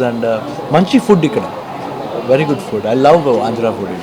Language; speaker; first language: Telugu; non-native, learner; Kannada